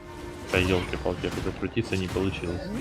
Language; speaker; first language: Russian; native; Russian